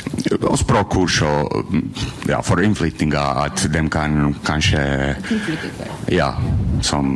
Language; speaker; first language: Norwegian; non-native, learner; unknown